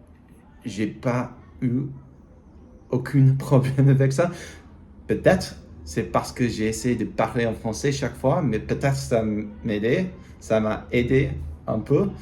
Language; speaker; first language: French; non-native, learner; English